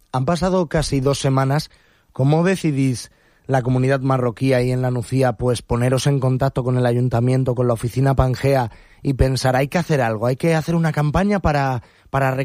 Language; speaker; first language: Spanish; native; Spanish